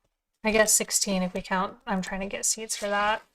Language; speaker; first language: English; native; English